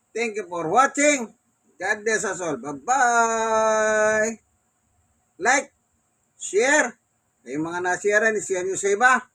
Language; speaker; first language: Filipino; non-native, local second language; Pampanga